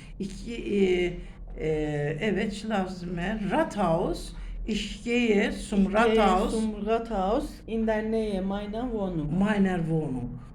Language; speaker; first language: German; non-native, learner; Turkish